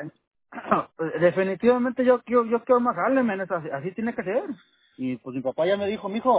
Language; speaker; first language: Spanish; early bilingual, heritage; Spanish